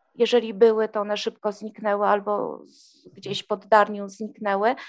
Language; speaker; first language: Polish; native; Polish